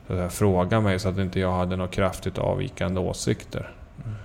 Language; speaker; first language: Swedish; native; Swedish